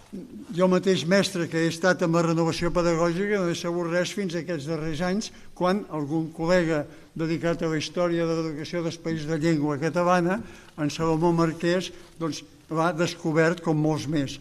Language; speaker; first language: Catalan; native; Catalan